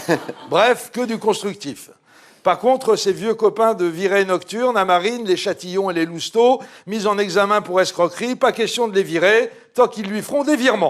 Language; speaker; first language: French; native; French